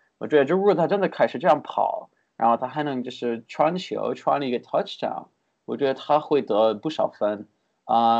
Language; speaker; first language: Chinese; early bilingual, heritage; Chinese